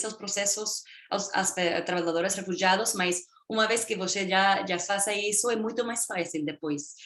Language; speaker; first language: Portuguese; non-native, fluent; Spanish